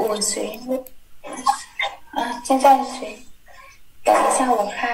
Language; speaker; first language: Chinese; non-native, learner; Vietnamese